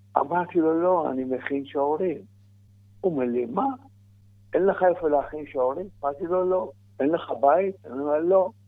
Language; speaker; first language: Hebrew; non-native, fluent; Arabic